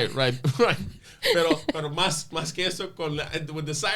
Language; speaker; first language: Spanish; early bilingual, other home language; English